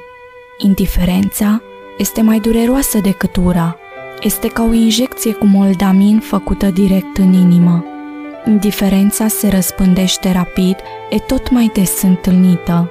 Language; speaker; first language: Romanian; native; Romanian